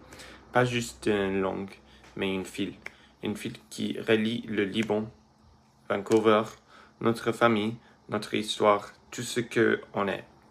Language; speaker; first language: French; early bilingual, other home language; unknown